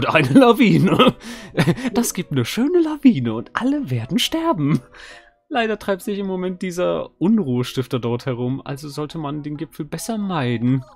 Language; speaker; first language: German; native; German